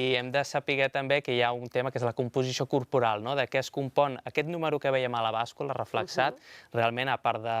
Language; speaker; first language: Catalan; native; Catalan